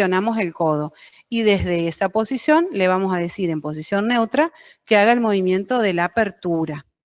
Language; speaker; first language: Spanish; native; Spanish